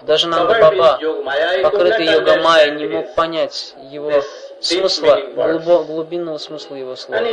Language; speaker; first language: Russian; non-native, fluent; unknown